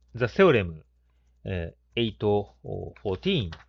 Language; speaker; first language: English; non-native, fluent; Japanese